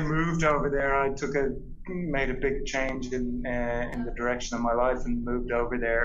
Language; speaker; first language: English; native; English